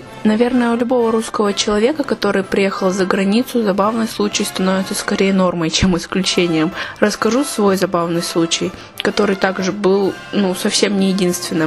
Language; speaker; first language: Russian; native; Russian